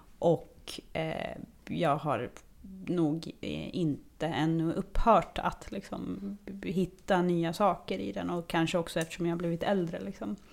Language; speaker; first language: Swedish; native; Swedish